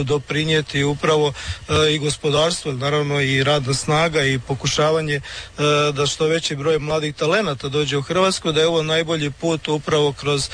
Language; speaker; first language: Serbian; native; Serbian